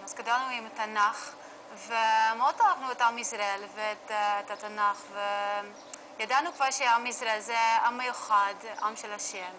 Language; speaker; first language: Hebrew; non-native, learner; Dutch